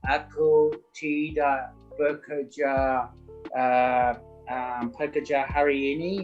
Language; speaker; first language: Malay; non-native, learner; English